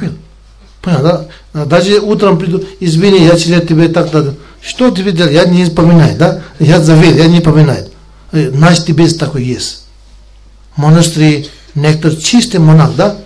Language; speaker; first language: Russian; non-native, learner; Tibetan